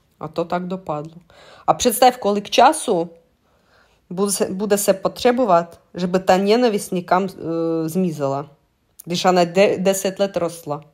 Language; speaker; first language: Czech; non-native, learner; Russian